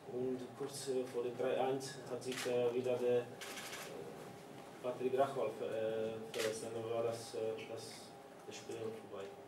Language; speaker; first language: German; non-native, learner; Czech